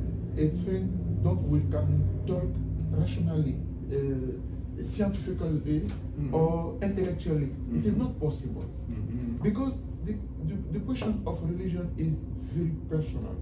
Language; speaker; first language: English; non-native, learner; French